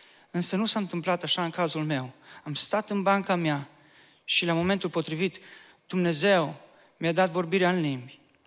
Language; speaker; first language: Romanian; native; Romanian